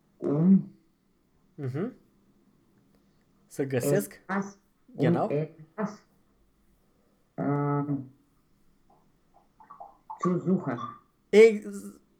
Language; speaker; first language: German; non-native, learner; Romanian